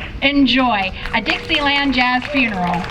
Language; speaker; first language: English; native; English